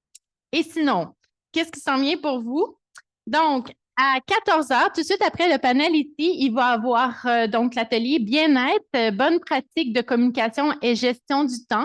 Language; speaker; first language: French; native; French